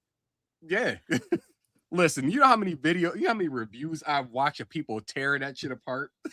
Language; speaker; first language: English; native; English